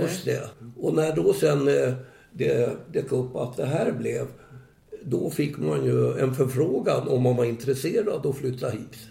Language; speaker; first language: Swedish; native; Swedish